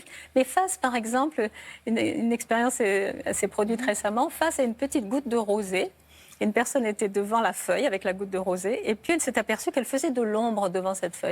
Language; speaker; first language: French; native; French